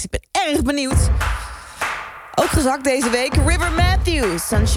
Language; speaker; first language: Dutch; native; Dutch